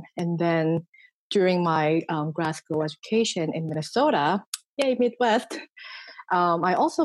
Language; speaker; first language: English; non-native, fluent; Korean